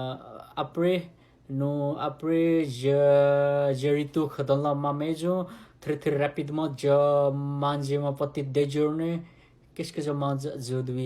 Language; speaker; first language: French; non-native, learner; Nepali